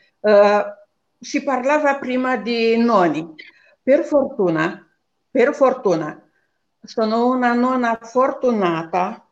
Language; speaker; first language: Italian; non-native, fluent; Romanian